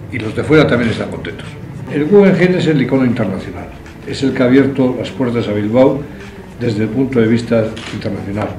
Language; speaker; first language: Spanish; non-native, local second language; Basque